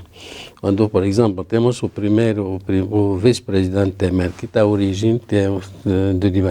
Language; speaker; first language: Portuguese; non-native, learner; Arabic